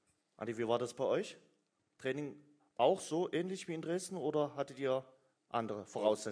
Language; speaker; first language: German; native; German